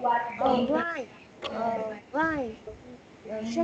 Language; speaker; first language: English; non-native, learner; Vietnamese